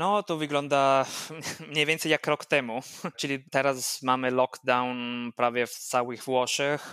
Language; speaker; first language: Polish; non-native, fluent; Italian